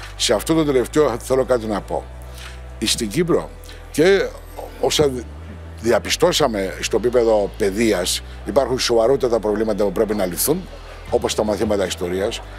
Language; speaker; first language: Greek; non-native, local second language; Turkish